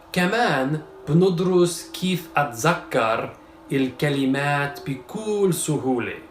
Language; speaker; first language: Arabic; non-native, fluent; English